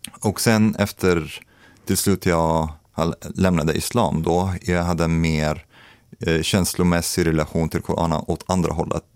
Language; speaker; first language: Swedish; non-native, fluent; Arabic